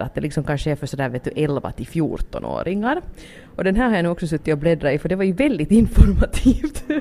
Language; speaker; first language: Swedish; native; Swedish